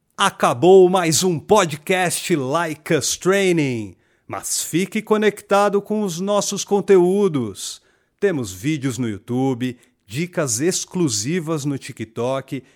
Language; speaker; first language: Portuguese; native; Portuguese